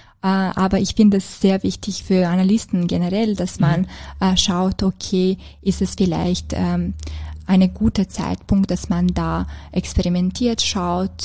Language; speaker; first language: German; non-native, fluent; Serbian